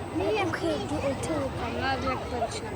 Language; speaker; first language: German; early bilingual, other home language; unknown